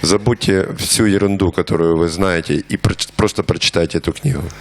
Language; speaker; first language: Russian; native; Russian